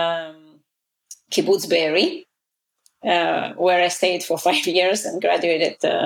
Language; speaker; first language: English; non-native, fluent; Russian